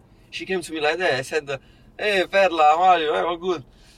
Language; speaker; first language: English; non-native, learner; Italian